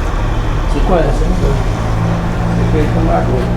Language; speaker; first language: Portuguese; non-native, learner; Haitian Creole